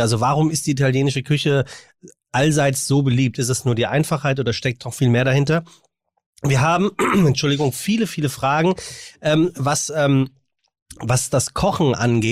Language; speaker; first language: German; native; German